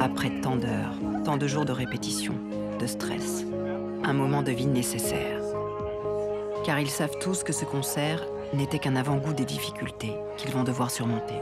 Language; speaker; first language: French; native; French